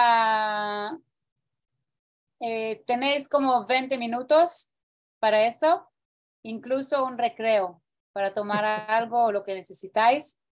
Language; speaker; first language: Spanish; non-native, fluent; Portuguese